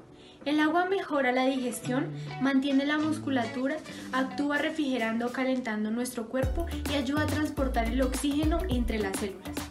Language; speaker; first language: Spanish; native; Spanish